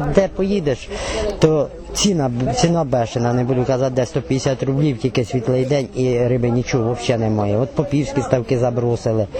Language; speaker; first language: Ukrainian; native; Ukrainian